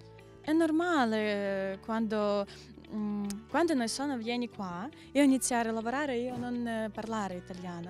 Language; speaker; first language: Italian; non-native, learner; Ukrainian